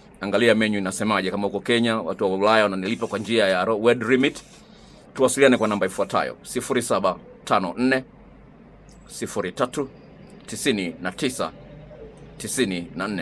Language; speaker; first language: Swahili; native; Swahili